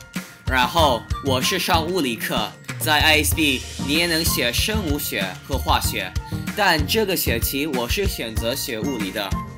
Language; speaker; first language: Chinese; non-native, fluent; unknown